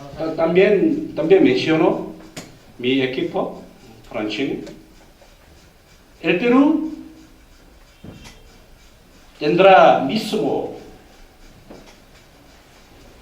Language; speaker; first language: Spanish; non-native, learner; Korean